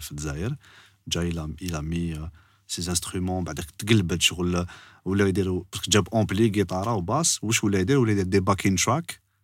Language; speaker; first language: French; non-native, local second language; Arabic